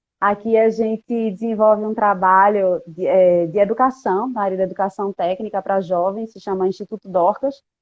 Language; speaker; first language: Portuguese; native; Portuguese